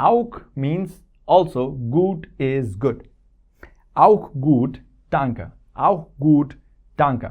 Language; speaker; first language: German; non-native, fluent; Hindi